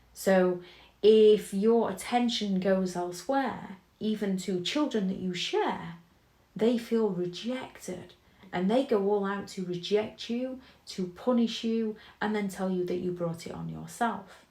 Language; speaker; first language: English; native; English